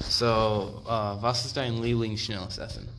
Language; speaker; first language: German; non-native, learner; English